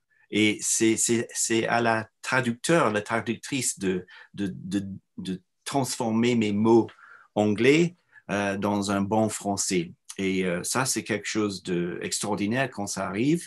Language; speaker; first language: French; non-native, fluent; English